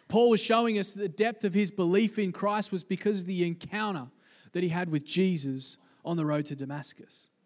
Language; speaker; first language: English; native; English